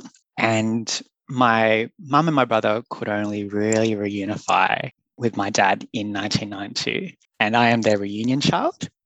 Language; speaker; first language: English; native; English